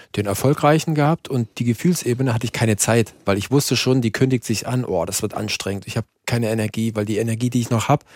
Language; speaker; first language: German; native; German